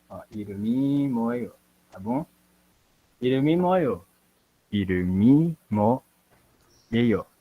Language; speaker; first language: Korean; non-native, fluent; Portuguese